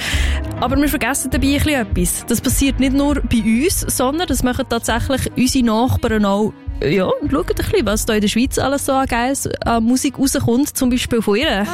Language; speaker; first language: German; native; German